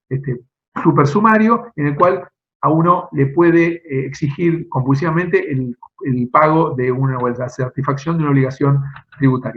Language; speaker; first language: Spanish; native; Spanish